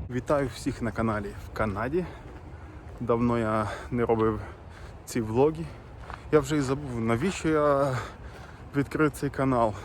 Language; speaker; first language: Ukrainian; non-native, local second language; Russian